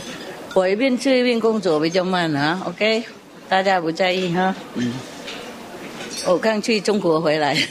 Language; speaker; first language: Chinese; non-native, fluent; Vietnamese